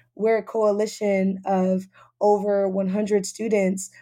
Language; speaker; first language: English; native; English